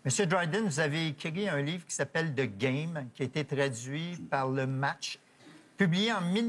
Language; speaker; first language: French; native; French